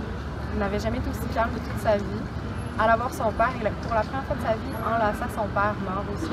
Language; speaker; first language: French; native; French